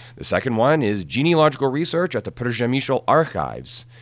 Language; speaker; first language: English; native; English